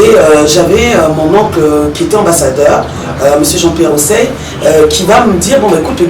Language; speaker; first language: French; early bilingual, other home language; Lingala